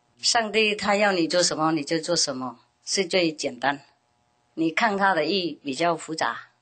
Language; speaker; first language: Chinese; non-native, fluent; Vietnamese